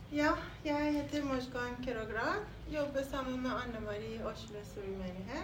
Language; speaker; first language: Norwegian; non-native, fluent; Persian